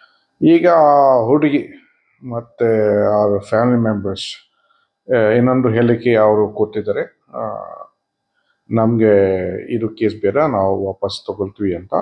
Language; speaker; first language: Kannada; non-native, fluent; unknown